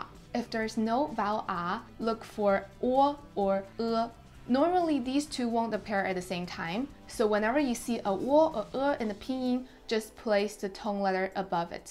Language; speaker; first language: English; non-native, fluent; Chinese